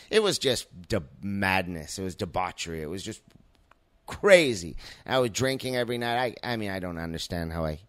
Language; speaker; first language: English; native; English